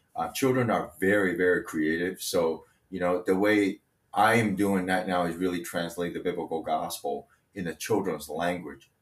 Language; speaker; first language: English; early bilingual, other home language; Chinese